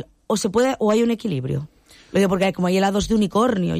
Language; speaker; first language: Spanish; native; Spanish